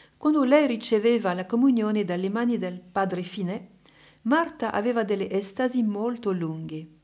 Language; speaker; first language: Italian; non-native, fluent; French